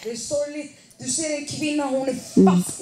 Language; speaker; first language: Swedish; non-native, fluent; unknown